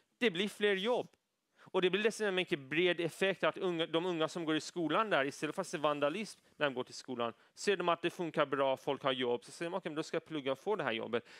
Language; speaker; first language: Swedish; early bilingual, other home language; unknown